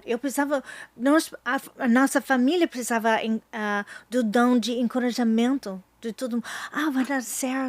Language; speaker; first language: Portuguese; non-native, fluent; English